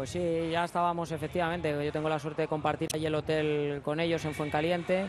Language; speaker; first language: Spanish; native; Spanish